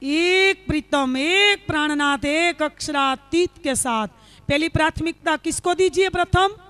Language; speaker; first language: Hindi; non-native, local second language; Gujarati